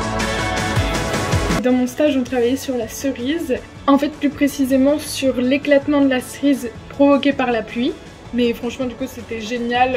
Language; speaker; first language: French; native; French